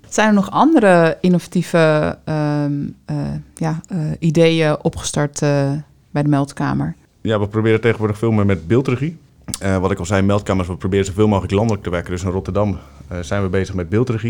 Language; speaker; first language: Dutch; native; Dutch